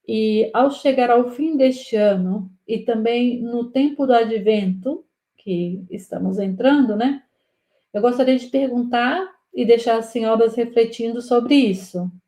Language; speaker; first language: Portuguese; native; Portuguese